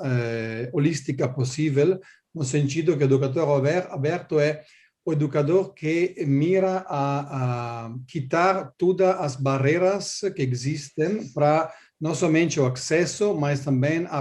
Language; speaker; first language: Portuguese; non-native, learner; Italian